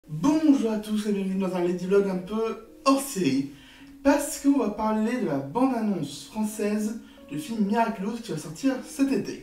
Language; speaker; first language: French; native; French